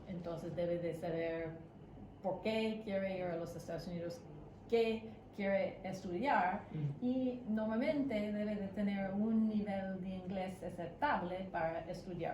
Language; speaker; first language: Spanish; non-native, fluent; English